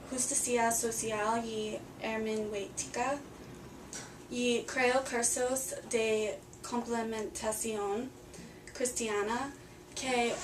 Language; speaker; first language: Spanish; non-native, learner; English